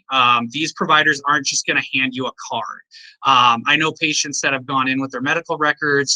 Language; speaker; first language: English; native; English